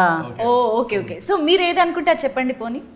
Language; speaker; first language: Telugu; native; Telugu